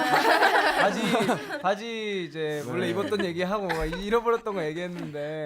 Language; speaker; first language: Korean; native; Korean